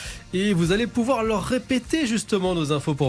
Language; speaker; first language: French; native; French